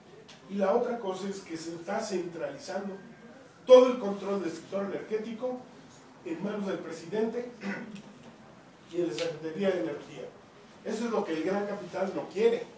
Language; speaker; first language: Spanish; native; Spanish